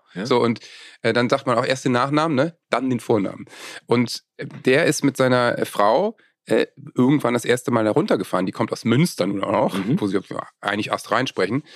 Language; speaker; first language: German; native; German